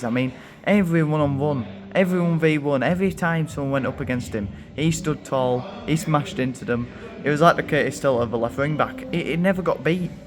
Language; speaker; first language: English; native; English